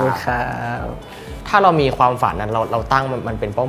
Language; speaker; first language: Thai; native; Thai